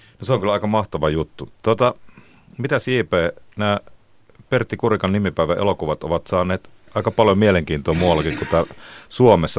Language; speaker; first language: Finnish; native; Finnish